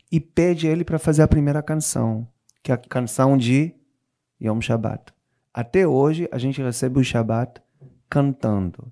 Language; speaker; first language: Portuguese; non-native, fluent; Hebrew